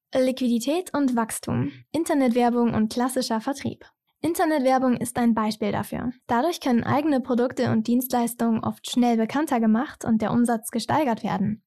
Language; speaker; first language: German; native; German